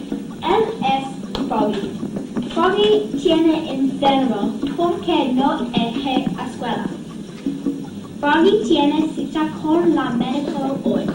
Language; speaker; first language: Spanish; non-native, learner; English